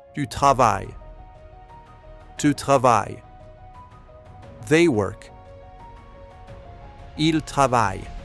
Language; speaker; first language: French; non-native, fluent; English